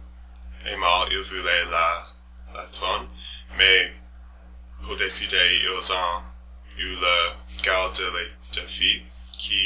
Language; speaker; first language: French; non-native, learner; English